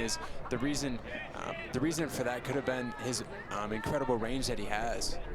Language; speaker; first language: English; native; English